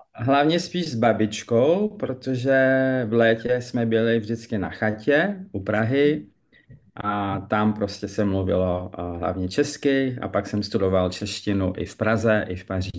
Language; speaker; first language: Czech; early bilingual, heritage; French